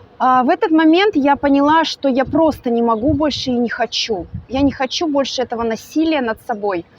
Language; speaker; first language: Russian; native; Russian